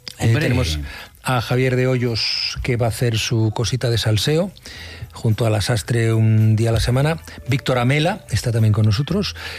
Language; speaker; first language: Spanish; native; Spanish